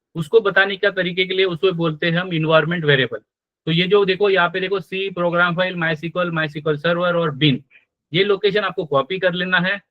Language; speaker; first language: Hindi; non-native, local second language; Marathi